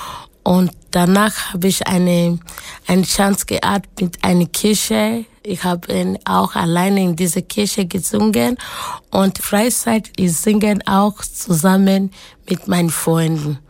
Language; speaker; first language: German; non-native, learner; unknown